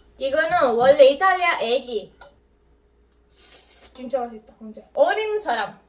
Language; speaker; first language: Korean; non-native, learner; Italian